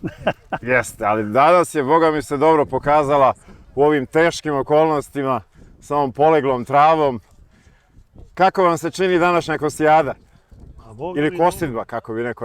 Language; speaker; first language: Bosnian; native; Bosnian